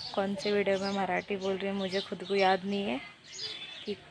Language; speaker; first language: Hindi; non-native, local second language; Marathi